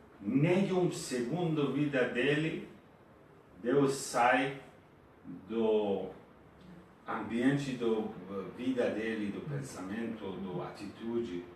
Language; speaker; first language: Portuguese; non-native, fluent; Persian